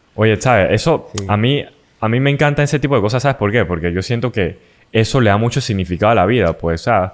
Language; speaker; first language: Spanish; native; Spanish